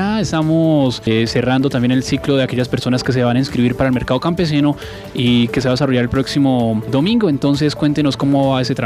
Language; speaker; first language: Spanish; native; Spanish